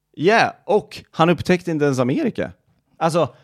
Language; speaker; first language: English; non-native, fluent; Swedish